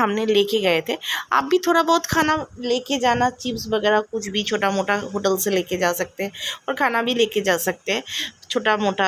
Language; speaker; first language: Hindi; non-native, local second language; Bangla